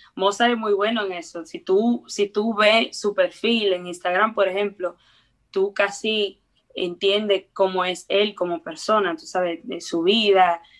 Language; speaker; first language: Spanish; early bilingual, heritage; Spanish